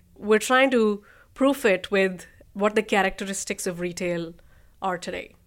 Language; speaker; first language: English; non-native, local second language; Hindi